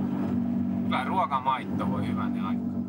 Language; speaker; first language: Finnish; native; Finnish